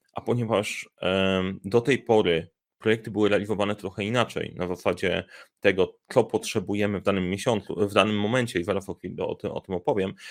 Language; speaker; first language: Polish; native; Polish